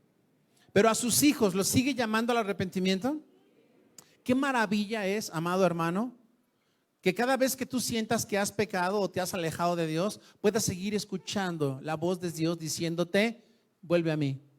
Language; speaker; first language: Spanish; native; Spanish